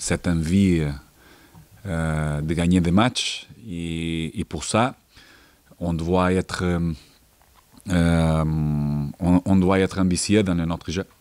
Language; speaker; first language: French; non-native, fluent; Portuguese